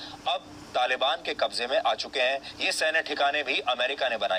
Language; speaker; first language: Hindi; native; Hindi